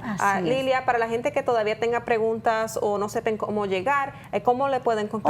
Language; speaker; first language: Spanish; native; Spanish